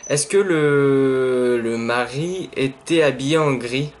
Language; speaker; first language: French; native; French